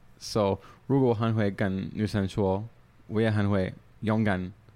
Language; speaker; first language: Chinese; non-native, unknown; English